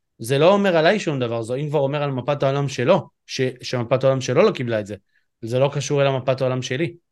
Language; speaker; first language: Hebrew; native; Hebrew